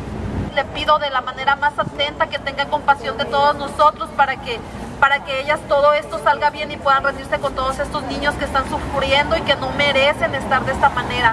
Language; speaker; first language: Spanish; native; Spanish